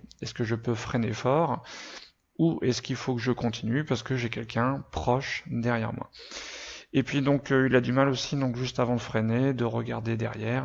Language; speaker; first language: French; native; French